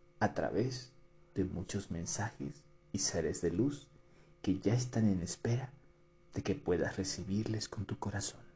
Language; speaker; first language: Spanish; native; Spanish